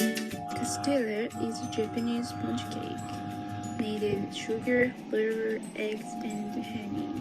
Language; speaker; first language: English; non-native, learner; Japanese